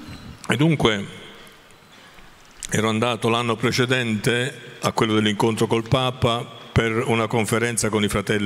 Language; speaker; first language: Italian; native; Italian